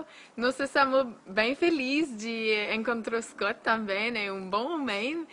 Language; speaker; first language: Portuguese; non-native, learner; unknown